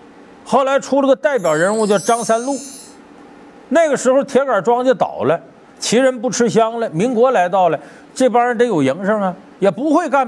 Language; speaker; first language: Chinese; native; Chinese